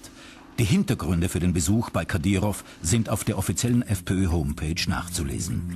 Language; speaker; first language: German; native; German